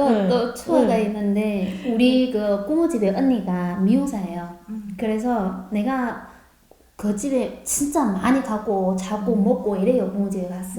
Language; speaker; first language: Korean; non-native, learner; Chinese